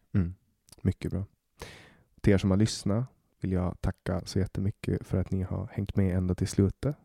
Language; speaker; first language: Swedish; native; Swedish